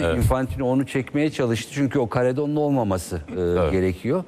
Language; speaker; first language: Turkish; native; Turkish